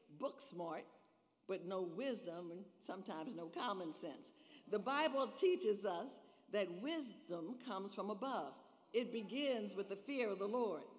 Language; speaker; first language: English; native; English